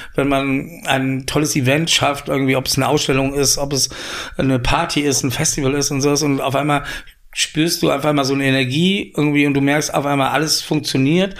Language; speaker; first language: German; native; German